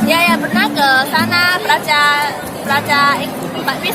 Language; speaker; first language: Indonesian; non-native, learner; Chinese